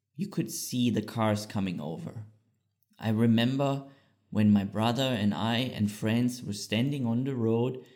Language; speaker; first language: English; non-native, fluent; German